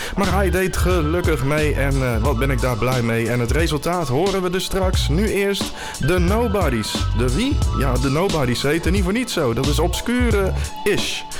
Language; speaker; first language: Dutch; native; Dutch